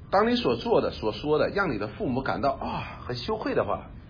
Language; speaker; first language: Chinese; native; Chinese